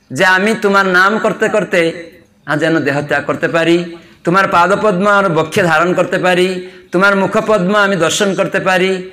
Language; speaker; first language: Bangla; non-native, fluent; Odia